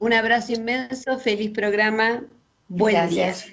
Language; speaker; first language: Spanish; native; Spanish